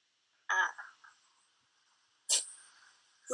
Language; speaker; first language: English; non-native, learner; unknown